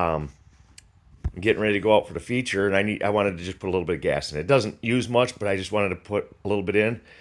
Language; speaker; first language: English; native; English